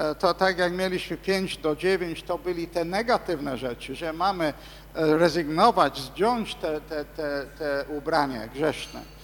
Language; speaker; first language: Polish; non-native, fluent; English